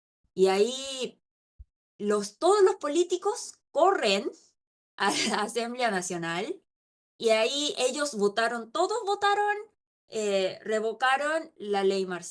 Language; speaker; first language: Spanish; non-native, local second language; Korean